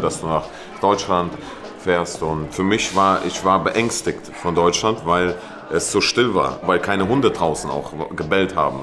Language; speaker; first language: German; early bilingual, other home language; Russian